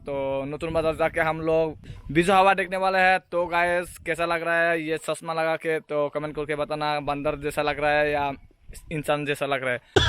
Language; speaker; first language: Hindi; non-native, local second language; Chakma